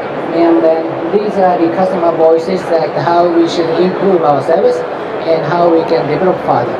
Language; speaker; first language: English; non-native, fluent; Japanese